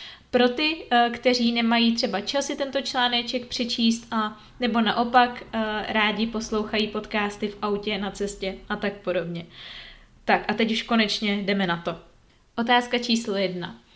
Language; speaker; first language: Czech; native; Czech